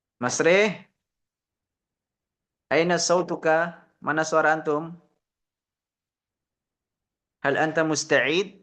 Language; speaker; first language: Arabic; non-native, fluent; Indonesian